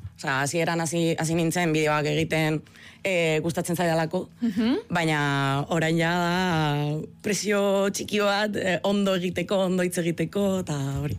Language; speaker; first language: Basque; non-native, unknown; Spanish